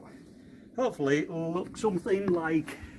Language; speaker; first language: English; native; English